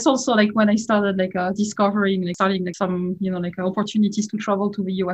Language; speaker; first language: English; non-native, fluent; French